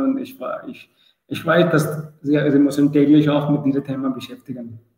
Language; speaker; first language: German; non-native, learner; Urdu